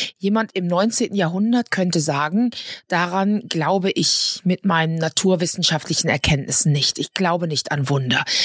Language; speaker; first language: German; native; German